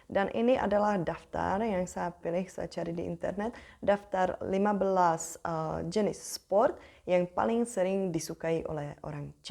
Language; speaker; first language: Indonesian; non-native, fluent; Czech